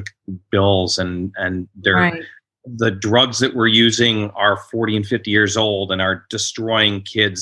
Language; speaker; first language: English; native; English